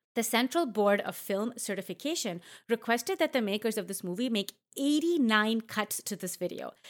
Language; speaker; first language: English; early bilingual, other home language; Hindi